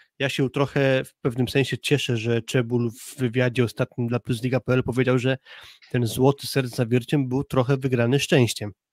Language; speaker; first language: Polish; native; Polish